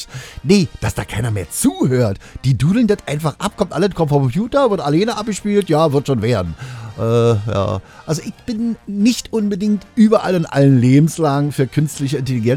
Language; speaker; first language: German; native; German